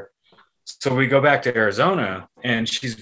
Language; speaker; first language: English; native; English